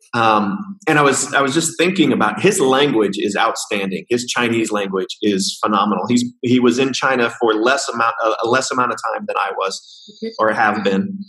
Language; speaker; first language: English; native; English